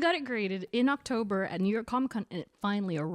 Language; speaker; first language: English; native; English